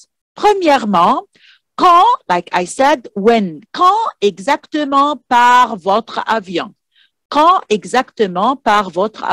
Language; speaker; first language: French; non-native, fluent; Arabic